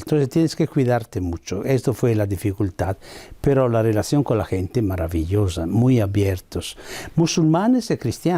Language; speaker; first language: Spanish; non-native, fluent; Italian